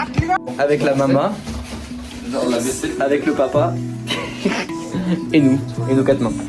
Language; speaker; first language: French; native; French